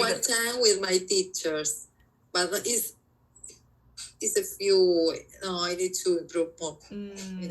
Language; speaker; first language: English; non-native, learner; Spanish